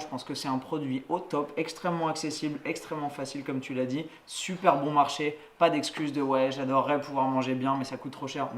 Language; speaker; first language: French; native; French